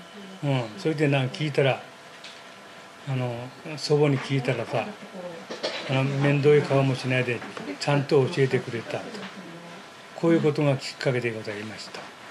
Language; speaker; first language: Japanese; native; Japanese